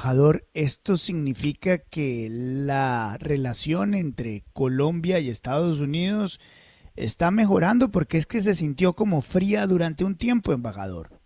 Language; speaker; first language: Spanish; native; Spanish